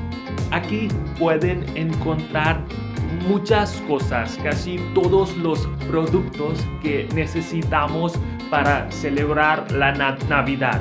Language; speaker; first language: Spanish; non-native, fluent; Hindi